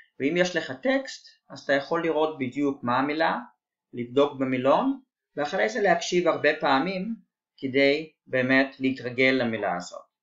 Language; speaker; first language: Hebrew; native; Hebrew